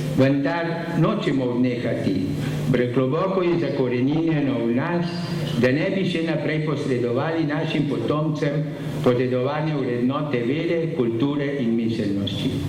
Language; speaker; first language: Slovenian; early bilingual, heritage; Slovenian